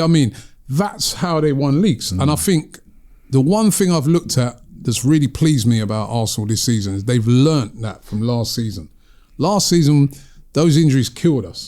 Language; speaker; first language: English; native; English